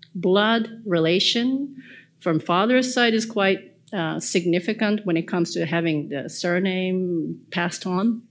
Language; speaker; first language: English; early bilingual, other home language; Korean